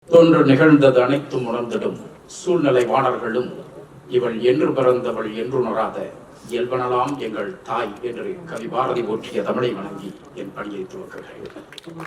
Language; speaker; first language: Tamil; non-native, local second language; Telugu